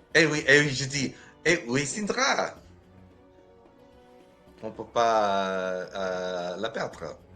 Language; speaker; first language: French; non-native, learner; English